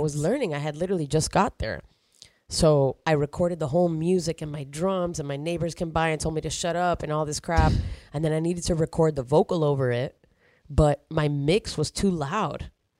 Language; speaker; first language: English; early bilingual, other home language; Spanish